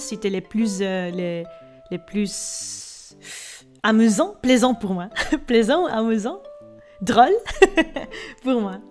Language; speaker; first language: French; non-native, learner; Dutch